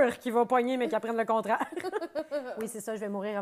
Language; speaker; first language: French; native; French